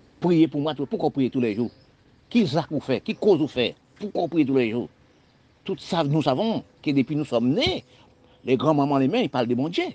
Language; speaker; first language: French; non-native, local second language; Haitian Creole